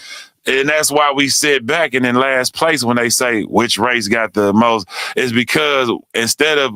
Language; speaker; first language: English; native; English